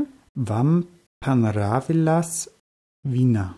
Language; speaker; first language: Russian; non-native, learner; German